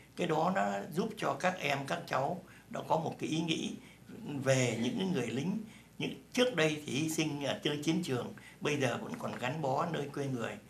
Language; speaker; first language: Vietnamese; native; Vietnamese